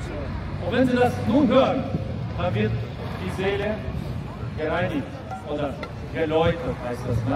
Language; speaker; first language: German; non-native, fluent; Russian